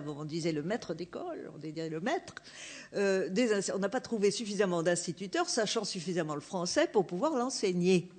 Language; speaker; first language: French; native; French